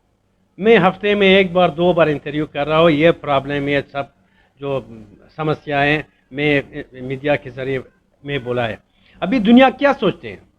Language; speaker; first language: Hindi; non-native, fluent; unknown